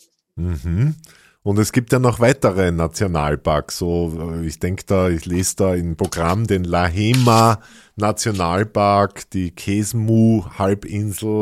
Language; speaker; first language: German; native; German